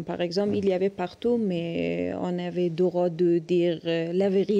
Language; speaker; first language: French; non-native, learner; Persian